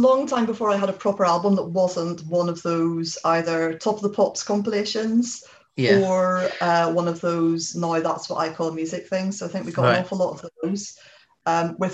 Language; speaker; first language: English; native; English